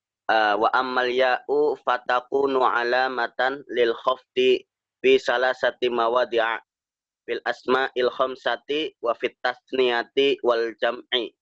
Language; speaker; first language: Arabic; non-native, learner; Indonesian